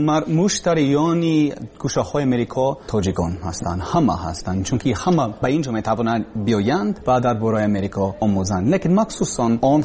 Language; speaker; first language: Persian; non-native, learner; English